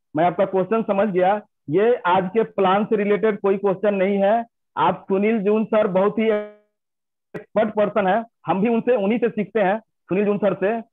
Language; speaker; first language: Hindi; native; Hindi